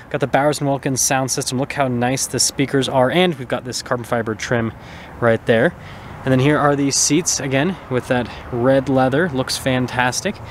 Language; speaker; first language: English; native; English